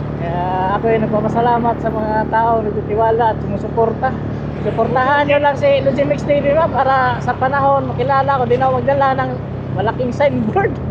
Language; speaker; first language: Filipino; native; Filipino